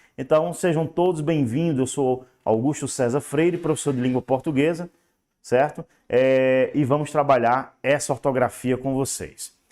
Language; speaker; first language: Portuguese; native; Portuguese